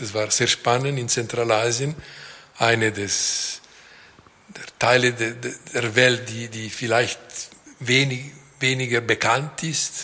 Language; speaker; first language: German; non-native, local second language; French